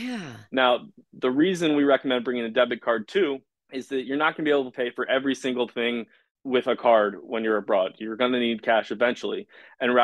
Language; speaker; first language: English; native; English